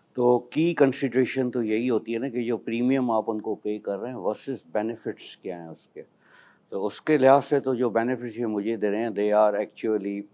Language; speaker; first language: Urdu; native; Urdu